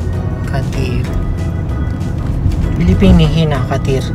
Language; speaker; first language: Arabic; non-native, learner; Maranao